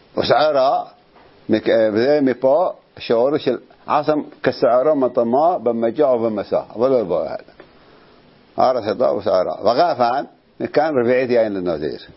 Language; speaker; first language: Hebrew; native; Hebrew